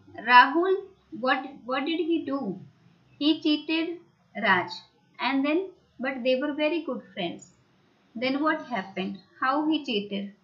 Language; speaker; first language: English; non-native, local second language; Hindi